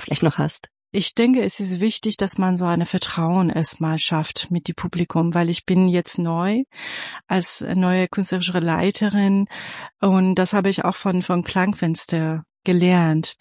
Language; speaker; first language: German; non-native, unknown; Persian